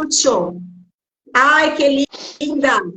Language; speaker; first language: Spanish; non-native, fluent; Portuguese